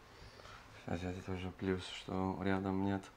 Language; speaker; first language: Russian; non-native, learner; English